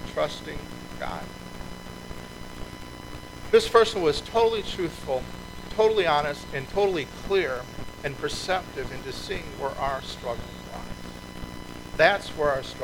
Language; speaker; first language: English; native; English